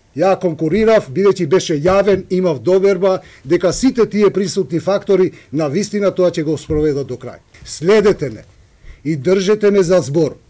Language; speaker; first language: Macedonian; non-native, local second language; Albanian